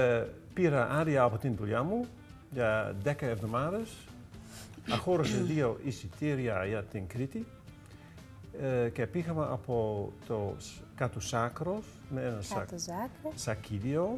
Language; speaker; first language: Greek; non-native, learner; Dutch